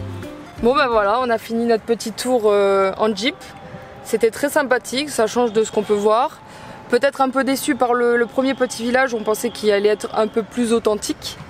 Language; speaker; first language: French; native; French